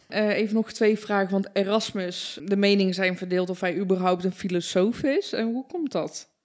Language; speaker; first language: Dutch; early bilingual, other home language; Persian